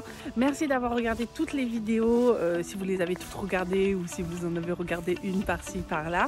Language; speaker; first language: French; native; French